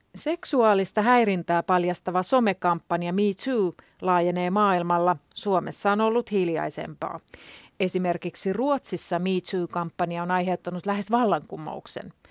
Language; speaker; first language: Finnish; native; Finnish